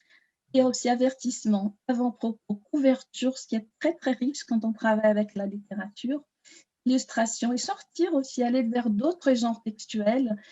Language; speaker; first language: French; non-native, fluent; Portuguese